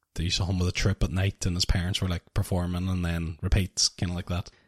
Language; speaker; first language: English; native; English